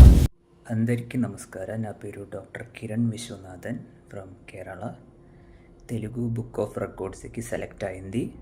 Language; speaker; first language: Telugu; non-native, learner; Malayalam